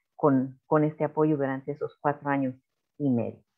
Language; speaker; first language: Spanish; native; Spanish